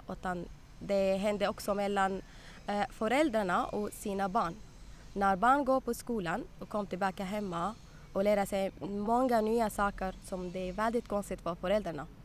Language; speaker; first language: Swedish; non-native, learner; Arabic